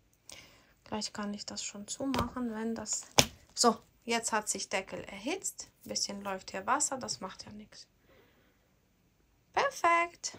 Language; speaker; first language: German; non-native, fluent; Ukrainian